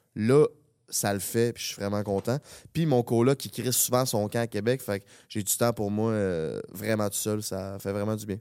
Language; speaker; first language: French; native; French